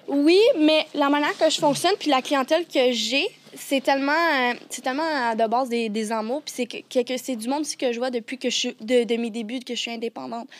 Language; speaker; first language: French; native; French